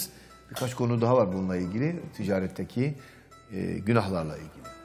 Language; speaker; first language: Turkish; native; Turkish